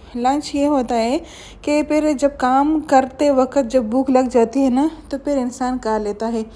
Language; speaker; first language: Urdu; non-native, local second language; Pashto